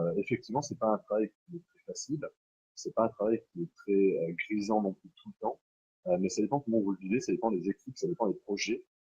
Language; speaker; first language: French; native; French